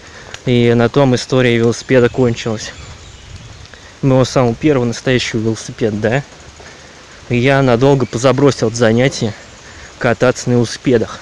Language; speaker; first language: Russian; native; Russian